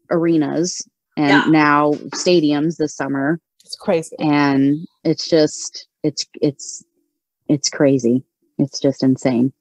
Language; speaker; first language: English; native; English